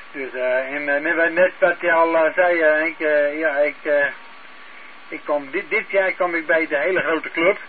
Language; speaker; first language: Dutch; native; Dutch